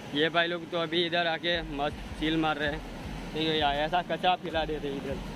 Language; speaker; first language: Hindi; non-native, local second language; Gujarati